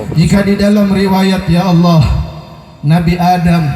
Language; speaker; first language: Indonesian; non-native, local second language; Banjar